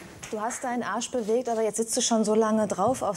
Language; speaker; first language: German; native; German